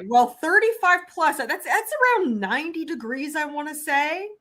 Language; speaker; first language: English; native; English